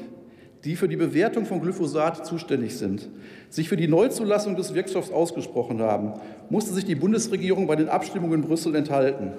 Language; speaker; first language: German; native; German